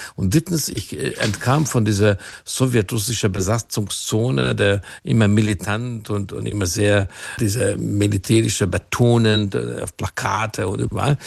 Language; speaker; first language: German; non-native, fluent; Hungarian